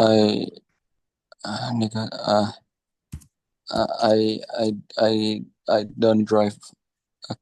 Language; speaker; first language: English; non-native, learner; Indonesian